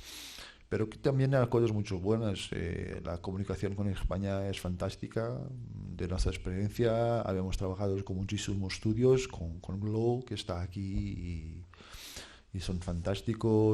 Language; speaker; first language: Spanish; non-native, fluent; Portuguese